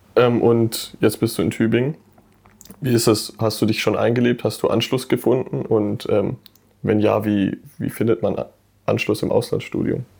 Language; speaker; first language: German; native; German